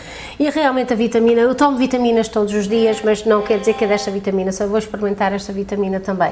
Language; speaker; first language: Portuguese; early bilingual, heritage; Portuguese